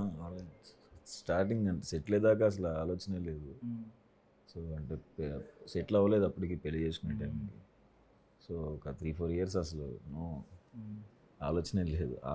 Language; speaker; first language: Telugu; native; Telugu